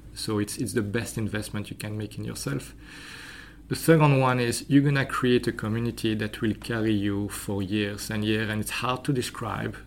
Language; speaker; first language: English; non-native, fluent; French